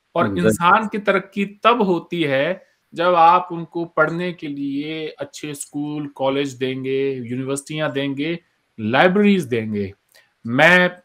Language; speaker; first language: Hindi; native; Hindi